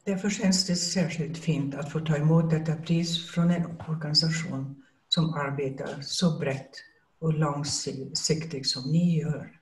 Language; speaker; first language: Swedish; non-native, fluent; German